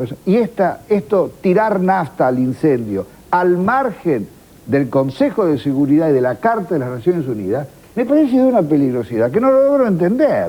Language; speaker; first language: Spanish; native; Spanish